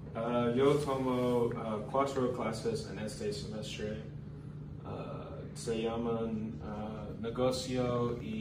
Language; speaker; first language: Spanish; non-native, learner; English